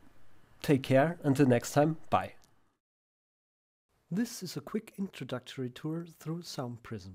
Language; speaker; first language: English; non-native, fluent; German